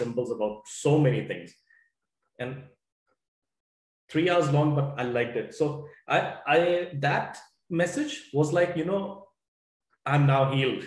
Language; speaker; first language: English; non-native, local second language; Punjabi